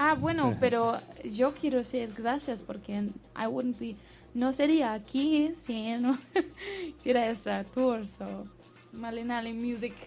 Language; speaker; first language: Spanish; non-native, learner; English